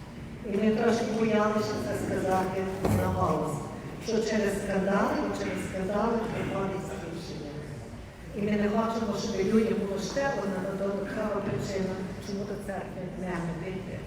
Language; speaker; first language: Ukrainian; early bilingual, heritage; Ukrainian